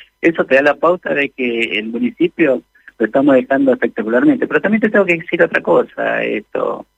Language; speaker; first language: Spanish; native; Spanish